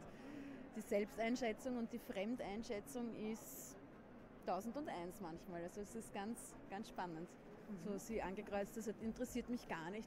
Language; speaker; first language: German; native; German